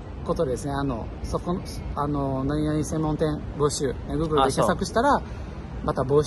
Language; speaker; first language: Japanese; non-native, fluent; Portuguese